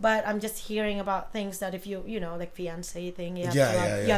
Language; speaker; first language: English; non-native, local second language; Iloko